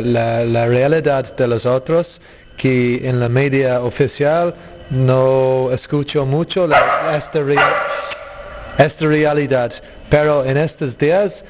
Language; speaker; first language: Spanish; non-native, learner; English